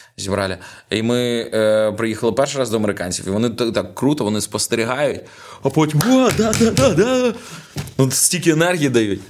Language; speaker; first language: Ukrainian; non-native, local second language; Russian